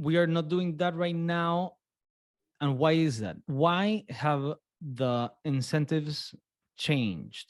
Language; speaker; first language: English; non-native, fluent; Spanish